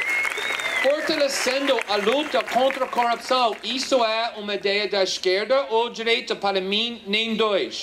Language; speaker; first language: Portuguese; non-native, fluent; English